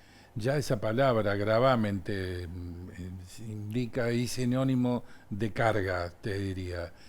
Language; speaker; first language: Spanish; native; Spanish